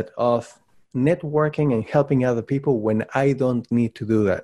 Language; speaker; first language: English; non-native, fluent; Spanish